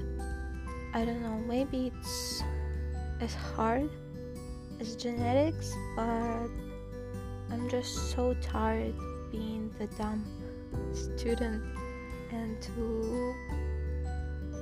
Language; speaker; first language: English; non-native, fluent; Russian